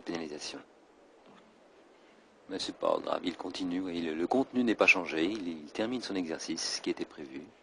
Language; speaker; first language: French; native; French